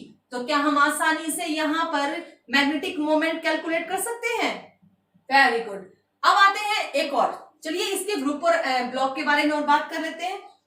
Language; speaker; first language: Hindi; native; Hindi